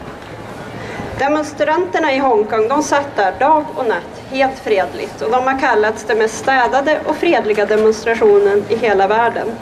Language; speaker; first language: Swedish; native; Swedish